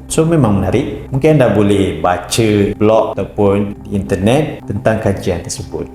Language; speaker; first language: Malay; native; Malay